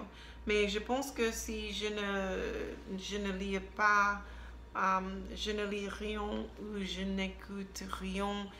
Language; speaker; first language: French; non-native, learner; English